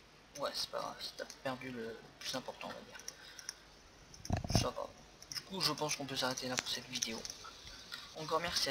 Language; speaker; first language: French; native; French